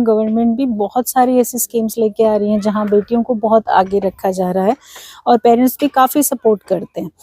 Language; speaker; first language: Hindi; native; Hindi